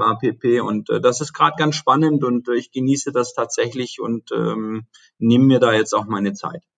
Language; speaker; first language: German; early bilingual, other home language; Turkish